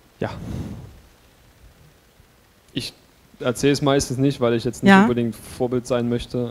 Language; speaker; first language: German; native; German